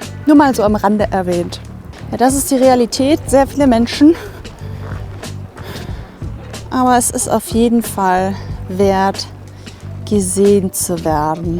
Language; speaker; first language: German; native; German